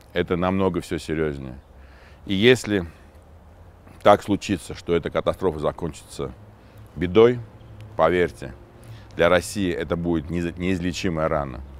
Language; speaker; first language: Russian; non-native, local second language; Armenian